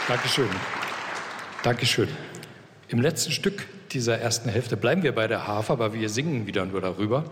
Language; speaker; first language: German; native; German